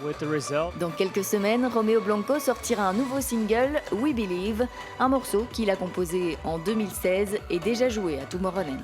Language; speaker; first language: French; native; French